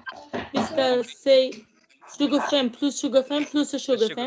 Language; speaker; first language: Swedish; non-native, learner; Arabic